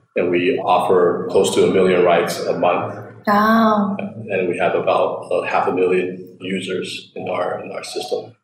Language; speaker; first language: English; early bilingual, other home language; Chinese